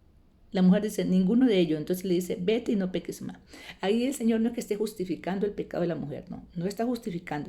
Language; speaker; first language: Spanish; native; Spanish